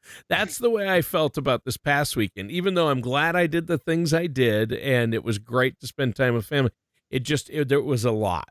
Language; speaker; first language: English; native; English